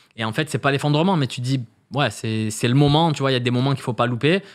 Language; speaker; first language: French; native; French